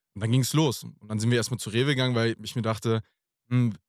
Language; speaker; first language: German; native; German